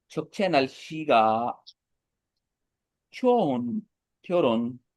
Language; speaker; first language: Korean; non-native, learner; Urdu